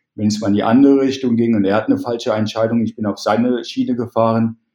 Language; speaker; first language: German; native; German